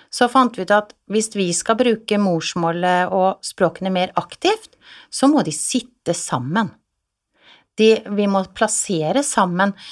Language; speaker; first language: Norwegian; native; Norwegian